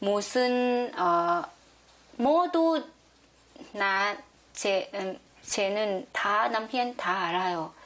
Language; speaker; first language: Korean; non-native, learner; Thai